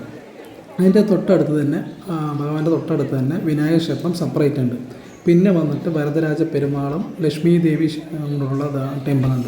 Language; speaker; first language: Malayalam; native; Malayalam